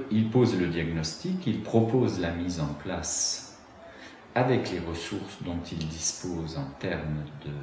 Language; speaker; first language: French; native; French